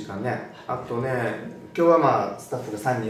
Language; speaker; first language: Japanese; native; Japanese